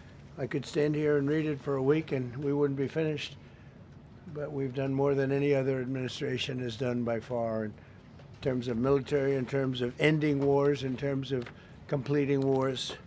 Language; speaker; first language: English; native; English